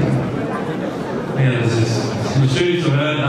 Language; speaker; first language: German; non-native, fluent; Dutch